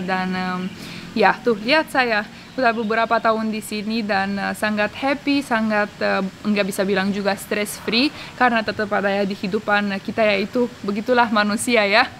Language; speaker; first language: Indonesian; non-native, fluent; Romanian